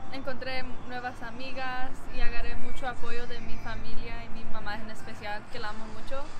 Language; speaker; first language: Spanish; early bilingual, heritage; Spanish